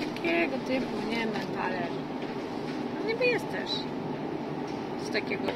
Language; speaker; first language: Polish; native; Polish